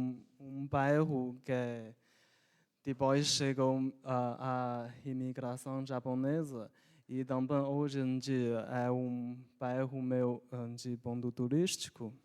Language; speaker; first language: Portuguese; non-native, local second language; Chinese